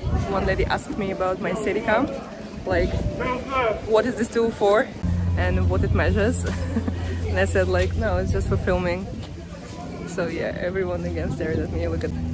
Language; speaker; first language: English; non-native, fluent; Russian